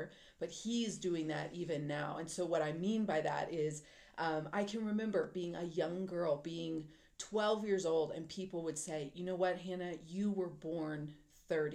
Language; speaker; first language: English; native; English